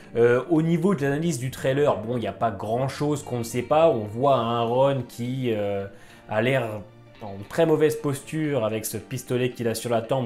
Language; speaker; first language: French; native; French